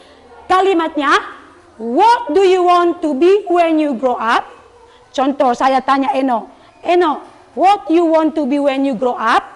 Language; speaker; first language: English; non-native, learner; Indonesian